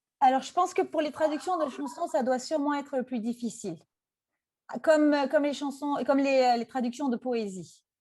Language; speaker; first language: French; non-native, local second language; Turkish